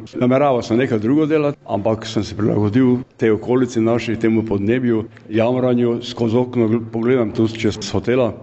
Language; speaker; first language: Slovenian; non-native, local second language; Hungarian